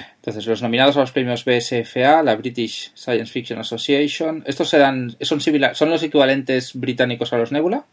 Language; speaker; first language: Spanish; native; Spanish